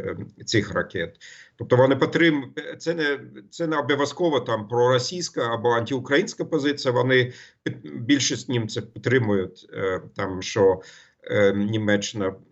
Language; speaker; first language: Ukrainian; non-native, fluent; German